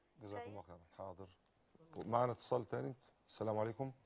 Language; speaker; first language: Arabic; native; Arabic